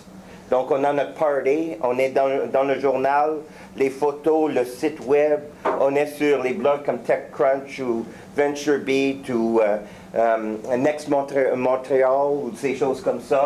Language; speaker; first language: French; native; French